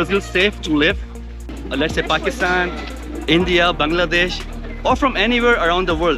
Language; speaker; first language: English; non-native, fluent; Hindi